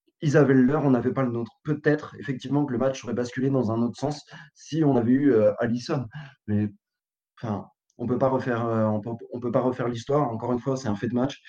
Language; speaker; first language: French; native; French